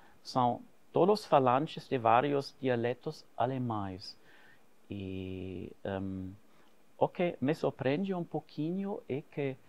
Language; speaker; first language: Portuguese; non-native, fluent; German